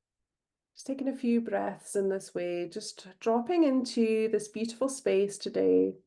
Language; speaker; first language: English; native; English